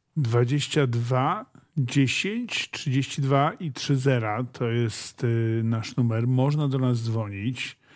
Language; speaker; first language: Polish; native; Polish